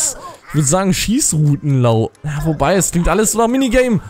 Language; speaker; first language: German; native; German